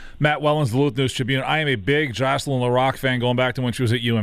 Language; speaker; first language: English; native; English